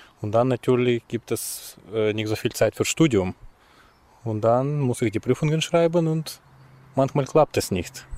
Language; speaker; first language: German; non-native, fluent; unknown